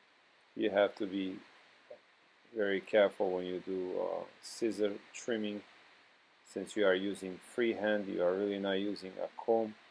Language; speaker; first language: English; non-native, fluent; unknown